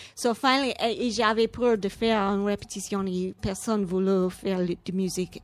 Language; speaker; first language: French; non-native, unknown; English